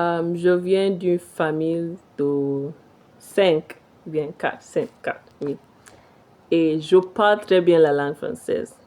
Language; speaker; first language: French; non-native, fluent; Igbo